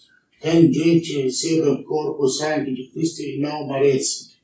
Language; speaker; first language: Portuguese; non-native, learner; Arabic